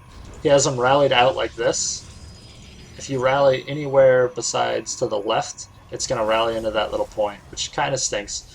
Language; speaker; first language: English; native; English